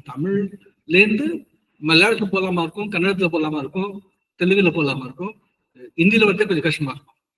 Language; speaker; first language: Tamil; early bilingual, heritage; Tamil